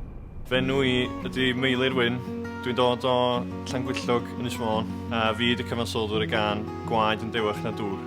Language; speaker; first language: Welsh; native; Welsh